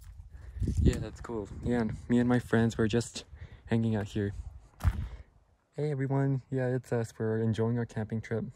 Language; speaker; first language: English; native; English